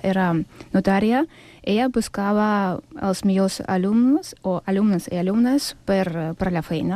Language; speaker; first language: Catalan; non-native, learner; Russian